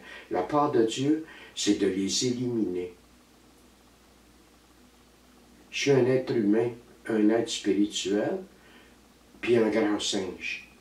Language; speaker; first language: French; native; French